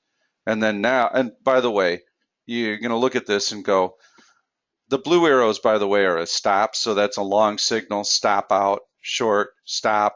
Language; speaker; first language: English; native; English